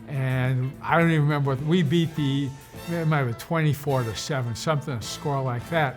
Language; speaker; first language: English; native; English